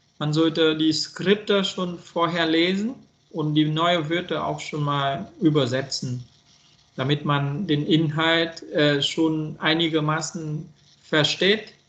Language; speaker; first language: German; non-native, fluent; Vietnamese